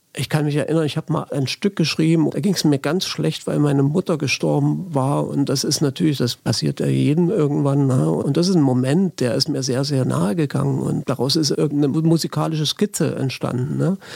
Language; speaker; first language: German; native; German